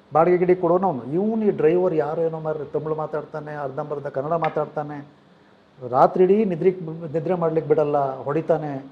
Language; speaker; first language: Kannada; native; Kannada